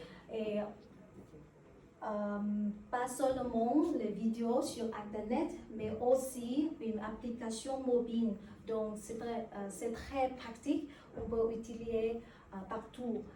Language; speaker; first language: French; non-native, learner; Vietnamese